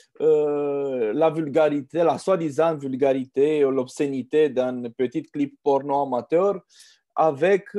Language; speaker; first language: French; non-native, fluent; Romanian